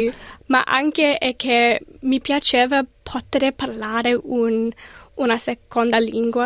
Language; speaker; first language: Italian; non-native, learner; English